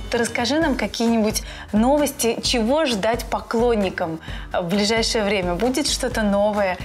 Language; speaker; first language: Russian; native; Russian